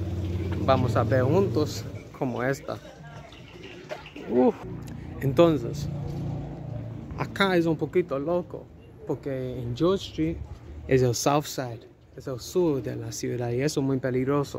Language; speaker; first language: Spanish; non-native, learner; English